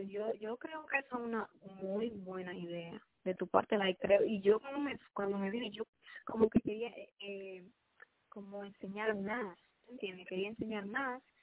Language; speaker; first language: Spanish; native; Spanish